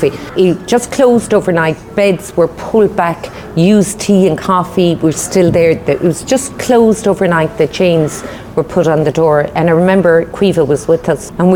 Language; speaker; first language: English; native; English